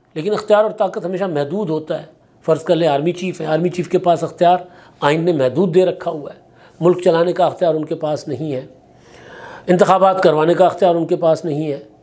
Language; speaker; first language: Urdu; non-native, local second language; Sindhi